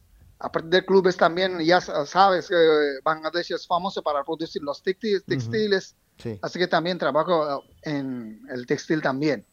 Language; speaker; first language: Spanish; non-native, fluent; Bangla